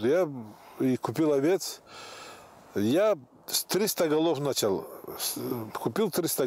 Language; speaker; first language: Russian; non-native, local second language; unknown